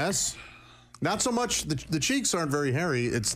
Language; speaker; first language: English; native; English